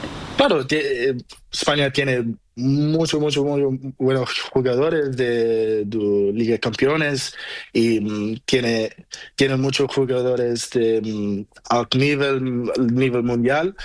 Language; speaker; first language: Spanish; non-native, learner; Portuguese